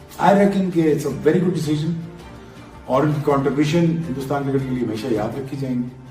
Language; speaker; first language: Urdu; non-native, local second language; Punjabi